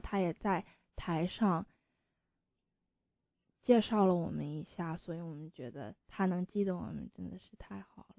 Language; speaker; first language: Chinese; early bilingual, heritage; Chinese